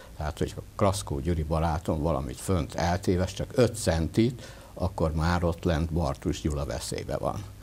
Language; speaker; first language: Hungarian; native; Hungarian